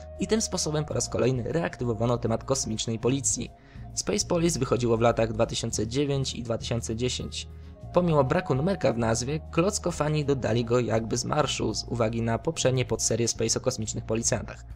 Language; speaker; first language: Polish; native; Polish